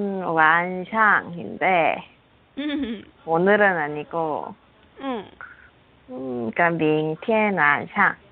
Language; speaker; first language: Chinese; non-native, learner; Korean